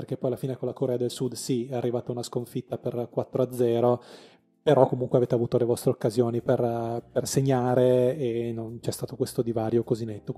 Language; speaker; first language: Italian; native; Italian